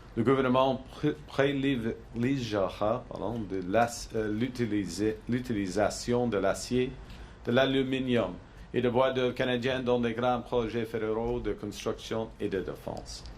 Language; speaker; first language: French; non-native, local second language; English